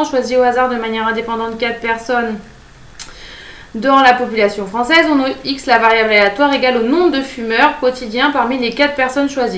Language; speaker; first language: French; native; French